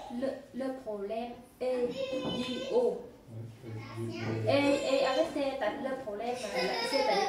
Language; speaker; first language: French; non-native, learner; Vietnamese